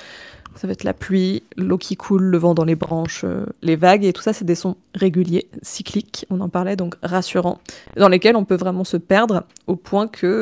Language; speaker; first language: French; native; French